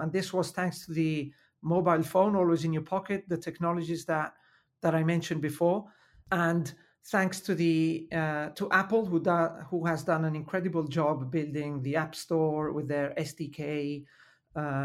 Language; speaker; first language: English; non-native, fluent; Italian